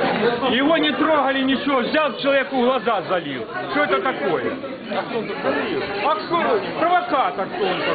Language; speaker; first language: Russian; native; Russian